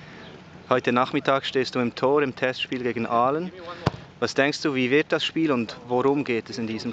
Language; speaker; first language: German; native; German